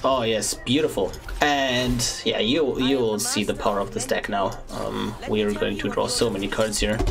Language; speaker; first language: English; non-native, fluent; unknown